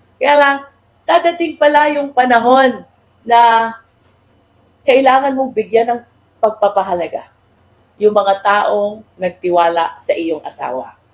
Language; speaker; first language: Filipino; native; Filipino